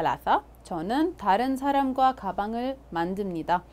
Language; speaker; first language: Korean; non-native, fluent; Arabic